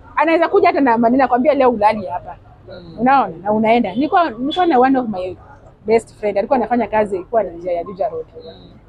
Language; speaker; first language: Swahili; non-native, local second language; Luyia